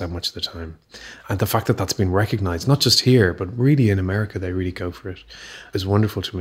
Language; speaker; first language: English; native; English